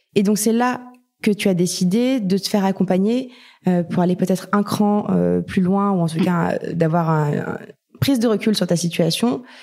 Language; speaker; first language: French; native; French